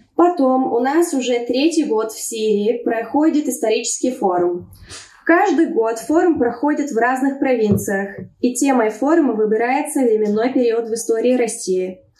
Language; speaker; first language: Russian; early bilingual, heritage; Russian